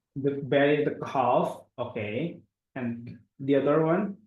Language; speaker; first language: English; non-native, fluent; Indonesian